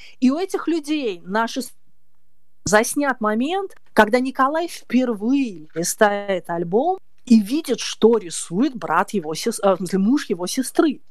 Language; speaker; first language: Russian; native; Russian